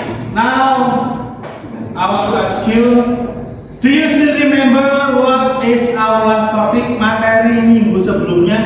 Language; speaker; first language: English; non-native, fluent; Indonesian